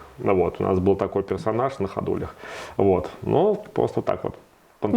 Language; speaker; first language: Russian; native; Russian